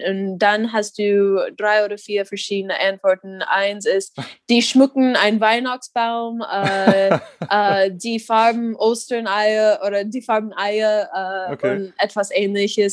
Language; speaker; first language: German; non-native, fluent; English